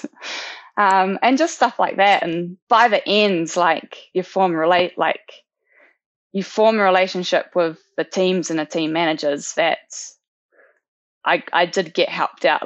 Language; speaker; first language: English; native; English